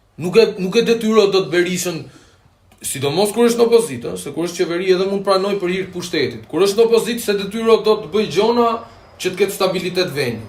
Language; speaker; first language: Albanian; native; Albanian